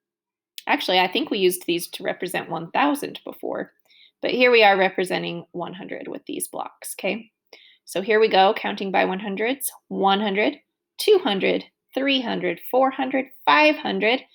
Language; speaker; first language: English; native; English